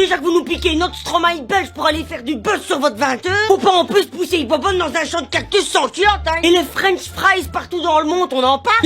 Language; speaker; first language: French; native; French